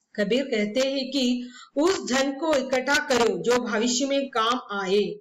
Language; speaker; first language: Hindi; non-native, local second language; Malayalam